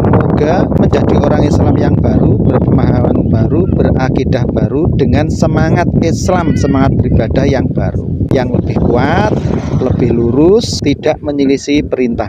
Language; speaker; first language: Indonesian; native; Indonesian